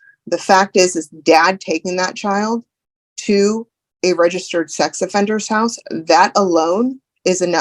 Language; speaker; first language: English; native; English